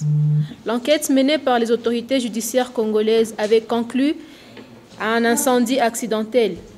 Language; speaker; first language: French; non-native, local second language; Swahili